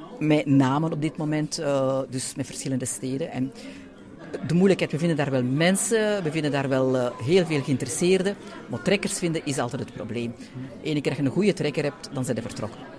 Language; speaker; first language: Dutch; native; Dutch